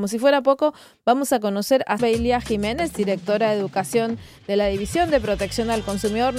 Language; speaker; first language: Spanish; native; Spanish